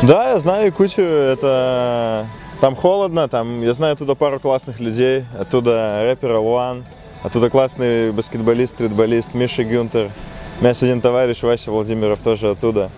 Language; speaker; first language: Russian; native; Russian